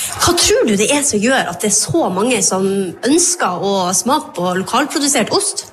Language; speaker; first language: Norwegian; native; Norwegian